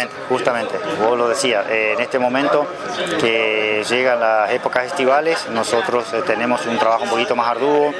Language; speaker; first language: Spanish; native; Spanish